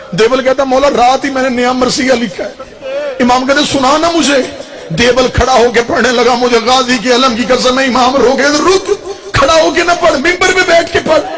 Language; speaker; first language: Urdu; non-native, local second language; Punjabi